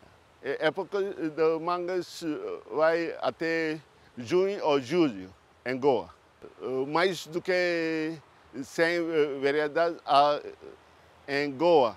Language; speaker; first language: Portuguese; early bilingual, heritage; Portuguese